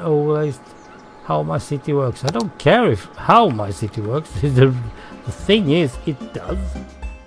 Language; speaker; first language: English; non-native, fluent; Swedish